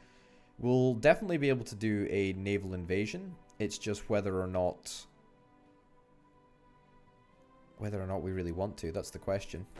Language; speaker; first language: English; native; English